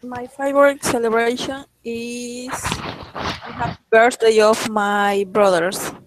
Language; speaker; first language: English; non-native, learner; Spanish